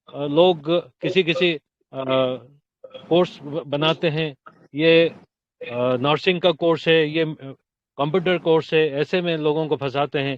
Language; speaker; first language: Hindi; non-native, local second language; Odia